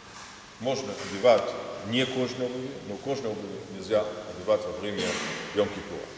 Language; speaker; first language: Russian; non-native, fluent; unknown